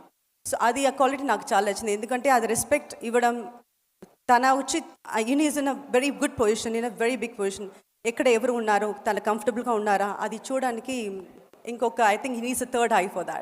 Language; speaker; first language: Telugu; non-native, learner; Tamil